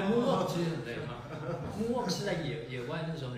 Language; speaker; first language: Chinese; native; Chinese